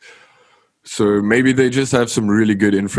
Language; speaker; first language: English; non-native, local second language; Afrikaans